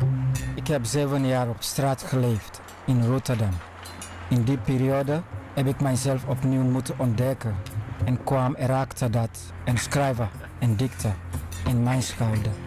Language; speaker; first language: Dutch; non-native, fluent; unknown